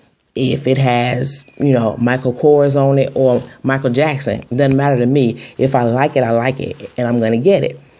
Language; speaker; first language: English; native; English